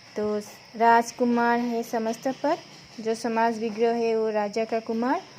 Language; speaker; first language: Hindi; non-native, local second language; Assamese